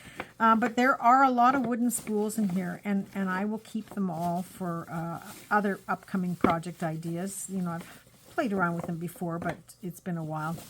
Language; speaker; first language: English; native; English